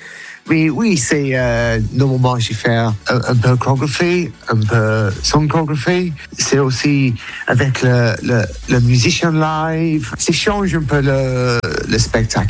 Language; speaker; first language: French; non-native, learner; English